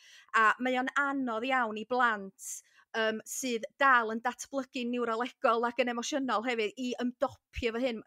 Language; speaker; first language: Welsh; native; Welsh